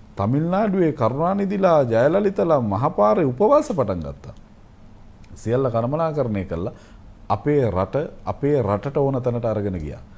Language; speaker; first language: Sinhala; native; Sinhala